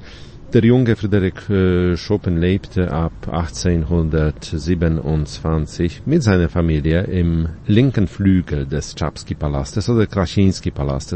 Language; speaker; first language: German; non-native, fluent; Polish